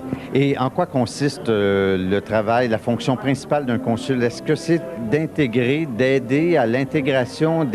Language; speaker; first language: French; native; French